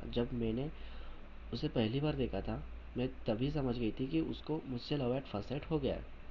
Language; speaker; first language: Hindi; non-native, local second language; Marathi